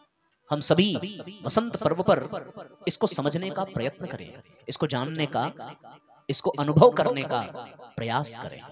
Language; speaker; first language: Hindi; native; Hindi